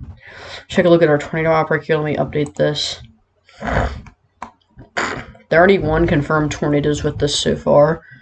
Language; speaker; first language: English; native; English